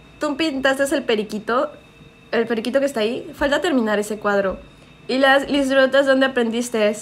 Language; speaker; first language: Spanish; early bilingual, heritage; Spanish